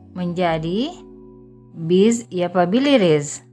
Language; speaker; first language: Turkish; non-native, fluent; Indonesian